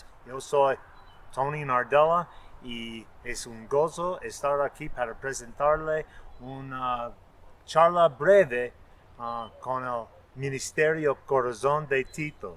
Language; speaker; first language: Spanish; non-native, fluent; English